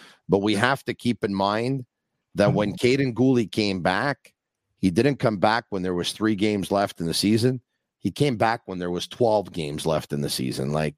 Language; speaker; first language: English; native; English